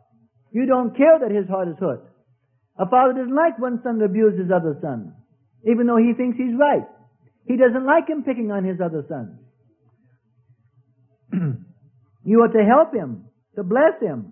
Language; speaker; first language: English; native; English